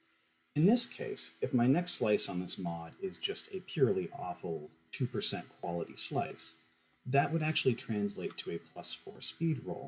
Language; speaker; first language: English; native; English